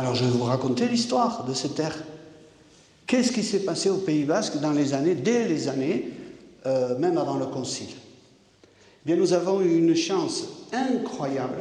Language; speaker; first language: French; native; French